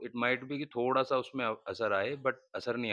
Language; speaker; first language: Hindi; native; Hindi